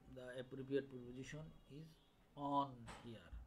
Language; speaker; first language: English; non-native, local second language; Bangla